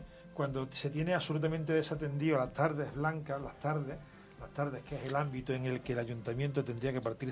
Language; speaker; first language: Spanish; native; Spanish